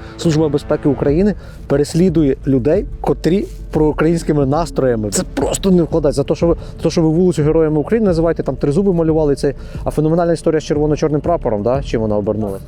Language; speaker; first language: Ukrainian; native; Ukrainian